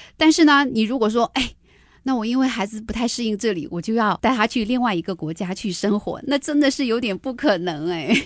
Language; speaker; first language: Chinese; native; Chinese